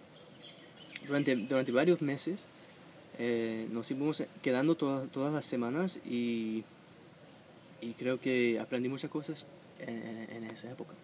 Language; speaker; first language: Spanish; non-native, fluent; English